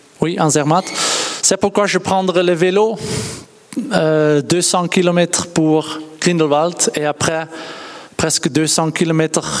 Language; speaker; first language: French; non-native, learner; Dutch